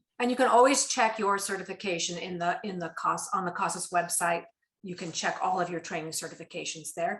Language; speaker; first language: English; native; English